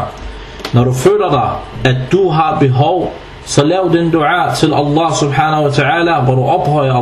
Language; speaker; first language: Danish; non-native, fluent; Arabic